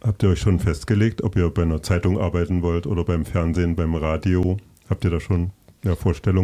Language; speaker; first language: German; native; German